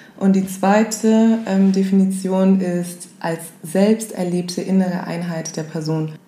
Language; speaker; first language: German; early bilingual, other home language; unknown